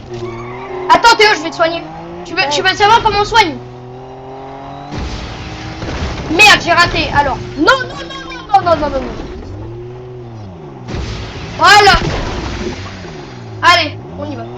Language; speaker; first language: French; native; French